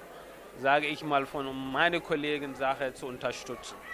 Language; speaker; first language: German; non-native, fluent; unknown